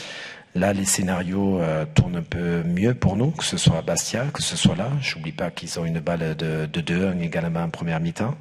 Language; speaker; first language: French; native; French